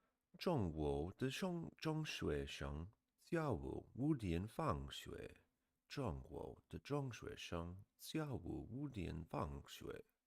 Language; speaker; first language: Chinese; non-native, learner; English